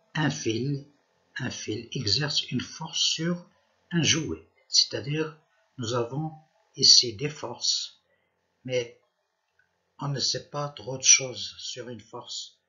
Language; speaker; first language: French; non-native, local second language; Arabic